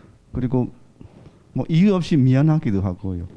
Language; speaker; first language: Korean; non-native, fluent; Burmese